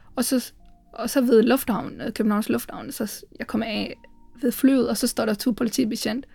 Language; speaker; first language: Danish; non-native, fluent; Sinhala